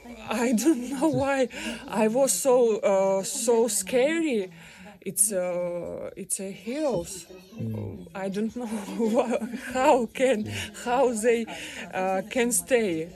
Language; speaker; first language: English; non-native, learner; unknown